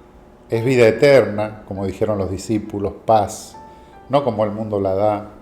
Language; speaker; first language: Spanish; native; Spanish